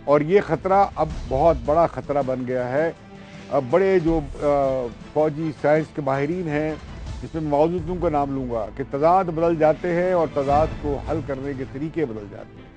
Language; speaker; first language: Urdu; native; Urdu